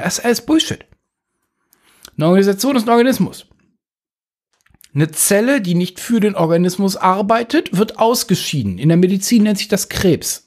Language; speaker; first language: German; native; German